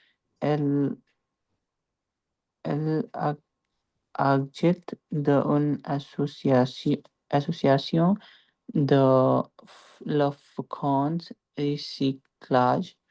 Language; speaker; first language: French; non-native, learner; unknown